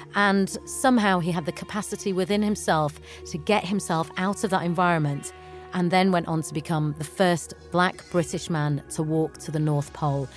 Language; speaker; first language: English; native; English